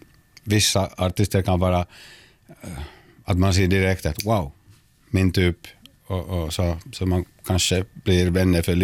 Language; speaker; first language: Swedish; non-native, local second language; Finnish